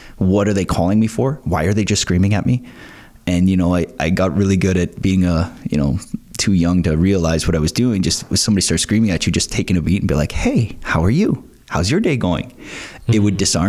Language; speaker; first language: English; native; English